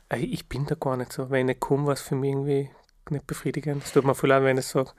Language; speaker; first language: German; early bilingual, other home language; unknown